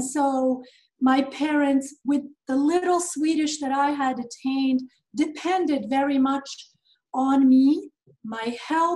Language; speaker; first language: English; non-native, fluent; Serbian